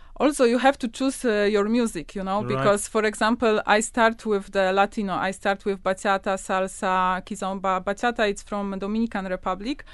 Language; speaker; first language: English; non-native, learner; Polish